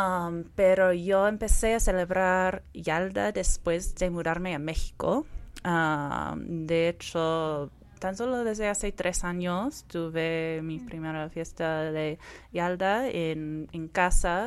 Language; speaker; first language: Spanish; non-native, fluent; English